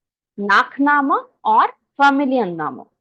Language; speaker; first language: German; non-native, fluent; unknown